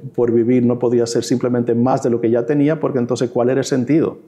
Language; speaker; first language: Spanish; early bilingual, heritage; Spanish